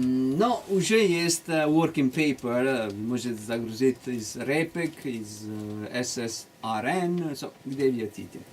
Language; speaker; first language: Russian; non-native, learner; Italian